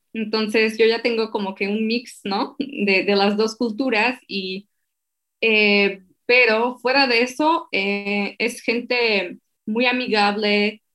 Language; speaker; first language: Spanish; non-native, fluent; Slovak